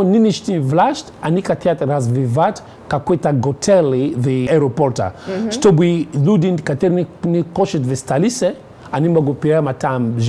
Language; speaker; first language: Russian; non-native, learner; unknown